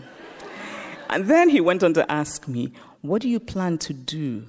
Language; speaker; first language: English; non-native, local second language; Igbo